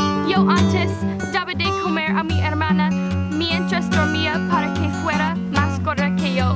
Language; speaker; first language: Spanish; non-native, learner; English